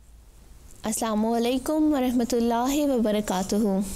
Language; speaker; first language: Urdu; native; Urdu